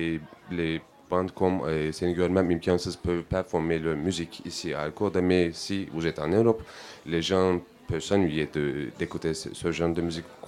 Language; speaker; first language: French; non-native, learner; Turkish